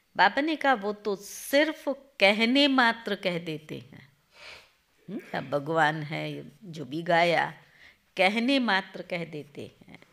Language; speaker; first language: Hindi; non-native, local second language; Gujarati